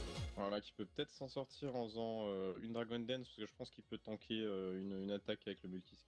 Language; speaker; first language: French; native; French